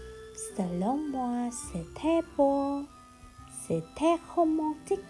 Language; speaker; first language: French; non-native, learner; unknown